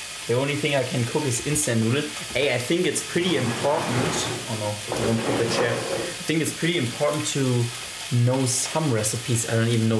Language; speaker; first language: English; non-native, fluent; German